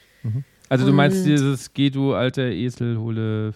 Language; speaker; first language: German; native; German